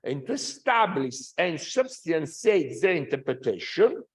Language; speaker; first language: English; non-native, fluent; Italian